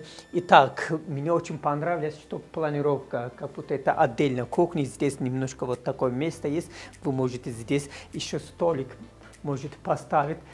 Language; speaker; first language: Russian; non-native, fluent; Turkish